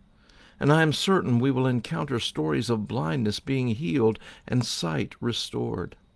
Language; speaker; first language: English; native; English